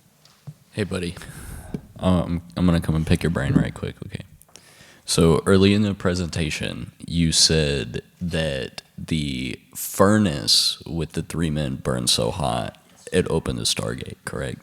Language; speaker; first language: English; native; English